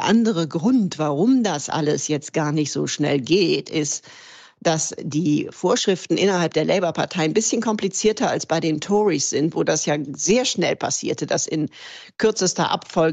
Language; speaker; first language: German; native; German